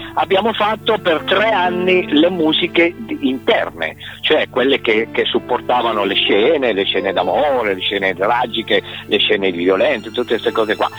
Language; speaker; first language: Italian; native; Italian